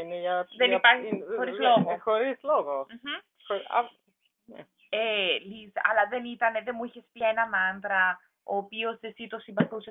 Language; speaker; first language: Greek; non-native, learner; German